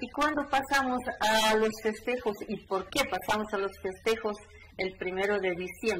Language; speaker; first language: Spanish; non-native, fluent; Russian